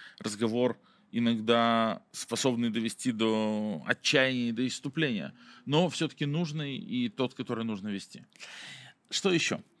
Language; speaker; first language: Russian; native; Russian